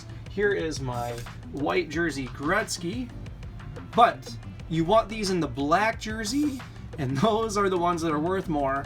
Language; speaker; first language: English; native; English